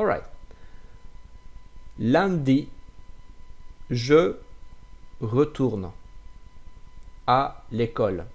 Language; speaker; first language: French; non-native, fluent; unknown